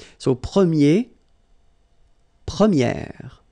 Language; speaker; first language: French; native; French